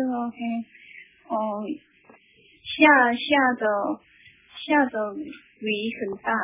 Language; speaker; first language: Chinese; non-native, learner; Korean